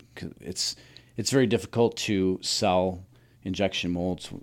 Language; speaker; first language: English; native; English